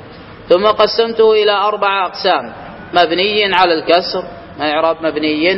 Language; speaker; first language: Arabic; native; Arabic